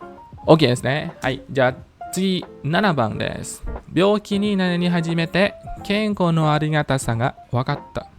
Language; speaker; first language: Japanese; non-native, fluent; Indonesian